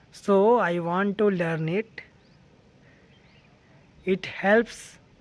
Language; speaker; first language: English; non-native, learner; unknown